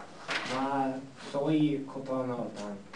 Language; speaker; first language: Japanese; non-native, learner; English